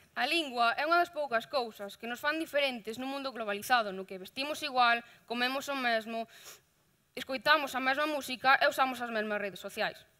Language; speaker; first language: Galician; native; Galician